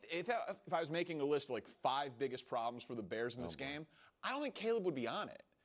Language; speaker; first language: English; native; English